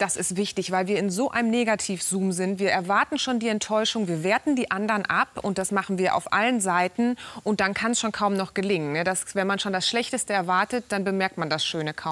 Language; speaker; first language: German; native; German